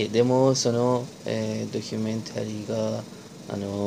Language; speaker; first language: Japanese; non-native, learner; Persian